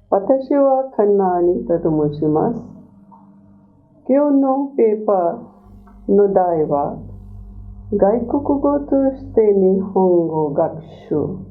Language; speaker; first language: Japanese; non-native, fluent; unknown